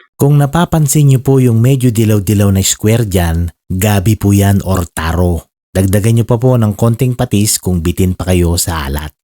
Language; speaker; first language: Filipino; non-native, local second language; Iloko